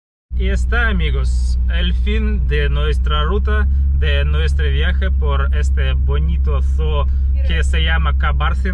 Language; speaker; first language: Spanish; non-native, learner; Russian